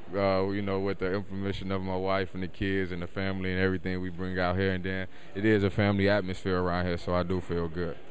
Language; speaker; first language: English; native; English